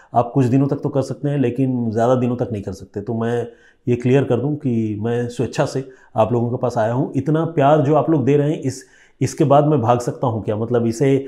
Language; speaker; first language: Hindi; non-native, local second language; Bangla